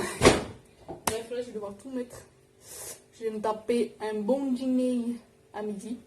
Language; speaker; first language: French; native; French